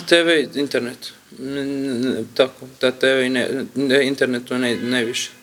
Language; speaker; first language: Serbian; non-native, learner; Kurdish